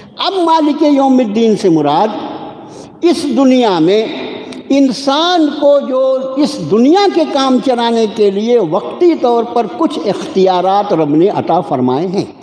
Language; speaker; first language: Urdu; native; Urdu